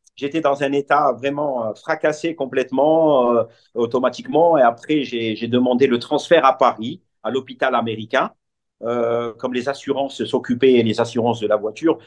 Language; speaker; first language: French; non-native, local second language; Arabic